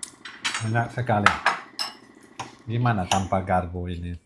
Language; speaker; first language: Indonesian; non-native, learner; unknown